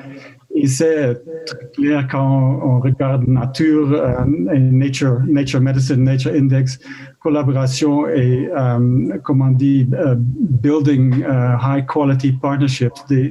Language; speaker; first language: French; non-native, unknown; Dutch